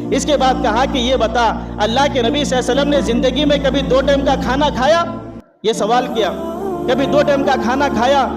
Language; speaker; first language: Urdu; native; Urdu